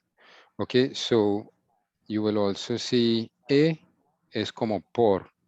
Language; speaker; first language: Spanish; non-native, fluent; English